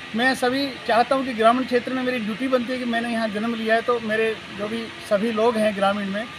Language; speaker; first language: Hindi; native; Hindi